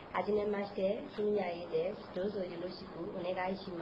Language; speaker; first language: Japanese; non-native, learner; Burmese